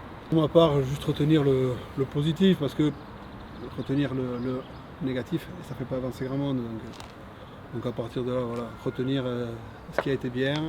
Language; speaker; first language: French; native; French